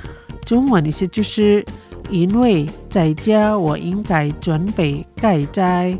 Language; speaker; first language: Chinese; non-native, fluent; Indonesian